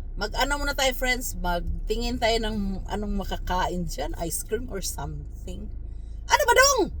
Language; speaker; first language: Filipino; native; Filipino